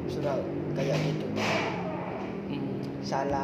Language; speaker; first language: Indonesian; non-native, learner; Malay